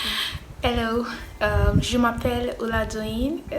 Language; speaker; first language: French; non-native, learner; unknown